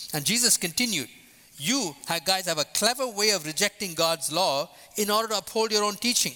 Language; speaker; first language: English; non-native, local second language; Tamil